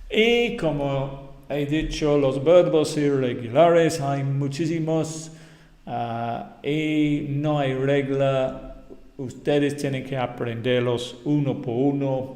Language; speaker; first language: Spanish; non-native, fluent; English